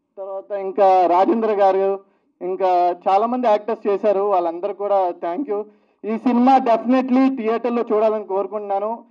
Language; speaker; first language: Telugu; native; Telugu